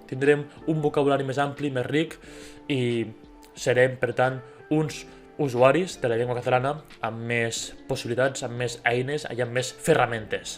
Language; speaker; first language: Catalan; native; Catalan